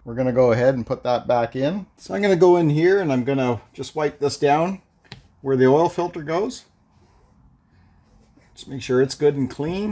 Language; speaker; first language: English; native; English